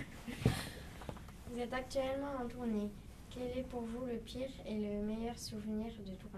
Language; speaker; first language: French; native; French